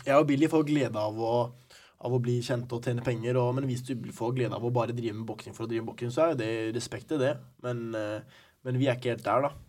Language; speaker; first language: Norwegian; early bilingual, other home language; Arabic